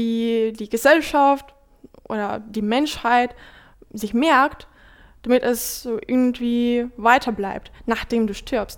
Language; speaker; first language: German; non-native, fluent; Ukrainian